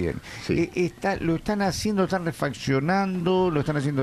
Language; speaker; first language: Spanish; native; Spanish